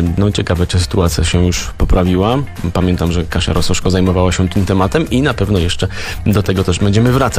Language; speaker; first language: Polish; native; Polish